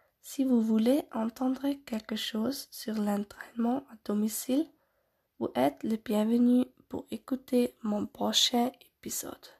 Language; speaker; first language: French; non-native, learner; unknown